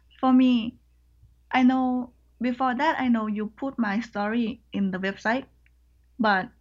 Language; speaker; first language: English; non-native, learner; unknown